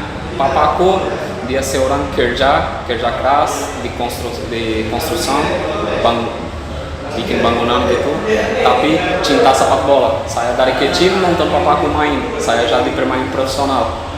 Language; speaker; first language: Indonesian; non-native, fluent; Portuguese